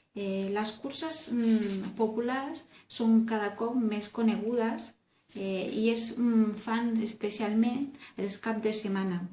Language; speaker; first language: Catalan; non-native, learner; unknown